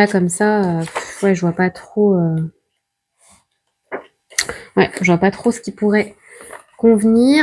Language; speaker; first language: French; native; French